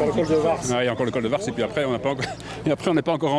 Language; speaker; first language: French; native; French